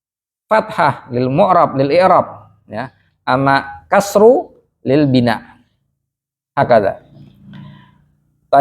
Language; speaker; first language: Arabic; non-native, fluent; Indonesian